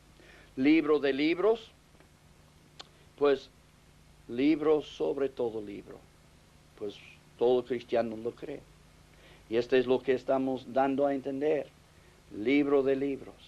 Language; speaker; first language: Spanish; non-native, fluent; English